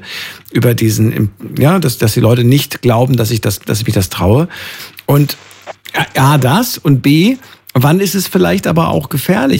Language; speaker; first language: German; native; German